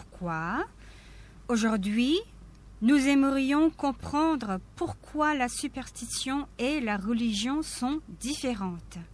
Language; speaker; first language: French; non-native, fluent; Korean